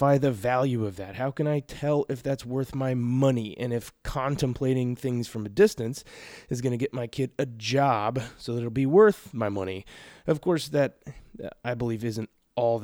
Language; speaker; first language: English; native; English